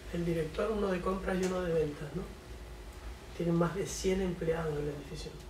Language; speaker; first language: Spanish; native; Spanish